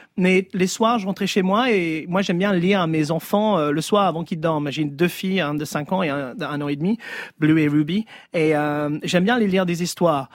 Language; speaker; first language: French; early bilingual, other home language; English